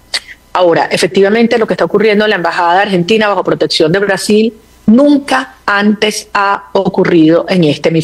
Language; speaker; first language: Spanish; native; Spanish